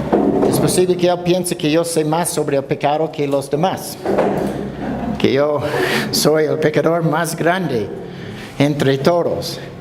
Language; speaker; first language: Spanish; non-native, fluent; English